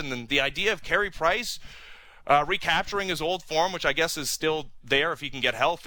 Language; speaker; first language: English; native; English